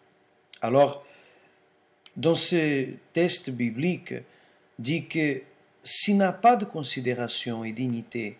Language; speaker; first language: French; non-native, fluent; Portuguese